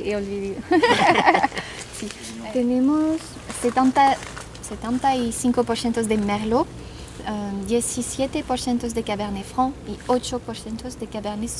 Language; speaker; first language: Spanish; non-native, fluent; French